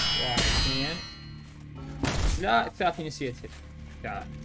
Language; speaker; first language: Arabic; native; Arabic